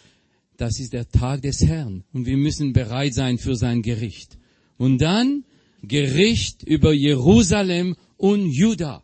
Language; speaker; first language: German; non-native, fluent; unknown